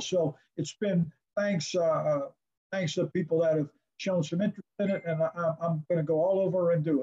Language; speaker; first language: English; native; English